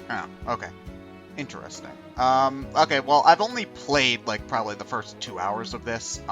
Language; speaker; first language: English; native; English